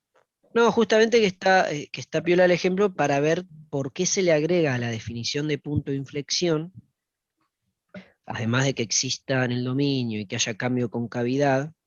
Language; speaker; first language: Spanish; native; Spanish